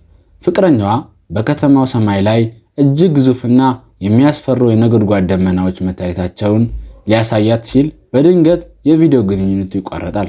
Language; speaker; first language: Amharic; native; Amharic